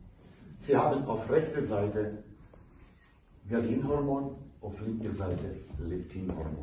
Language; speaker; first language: German; non-native, fluent; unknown